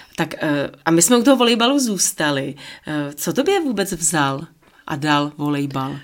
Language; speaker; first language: Czech; native; Czech